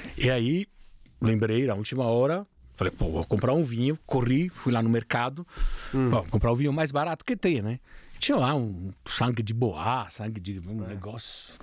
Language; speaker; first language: Portuguese; non-native, fluent; Italian